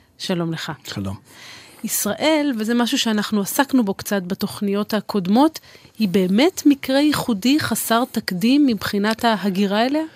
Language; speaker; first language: Hebrew; native; Hebrew